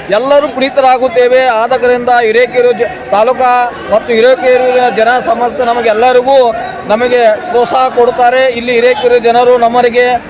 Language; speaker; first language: Kannada; native; Kannada